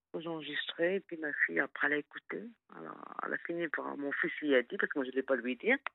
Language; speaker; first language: French; non-native, fluent; Arabic